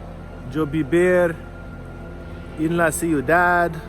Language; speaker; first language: Spanish; non-native, learner; English